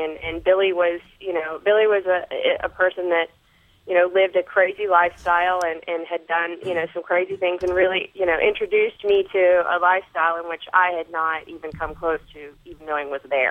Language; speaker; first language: English; native; English